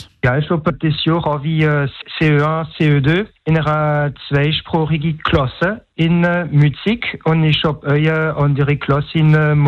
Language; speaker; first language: German; non-native, local second language; French